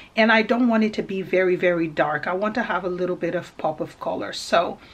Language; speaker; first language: English; early bilingual, other home language; Portuguese